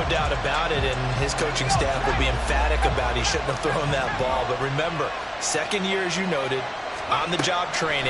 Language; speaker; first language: English; native; English